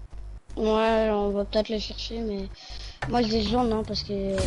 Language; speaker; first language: French; native; French